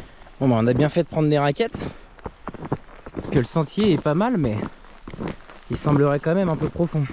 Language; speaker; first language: French; native; French